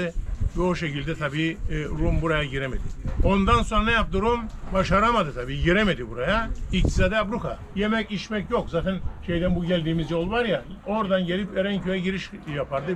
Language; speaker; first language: Turkish; native; Turkish